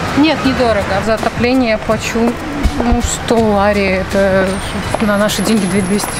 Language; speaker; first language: Russian; native; Russian